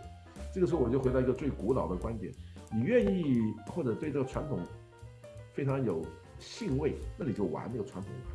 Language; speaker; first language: Chinese; non-native, local second language; Cantonese